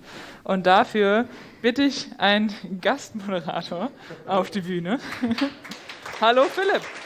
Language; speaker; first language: German; native; German